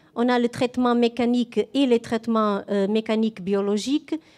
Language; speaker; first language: French; non-native, fluent; Portuguese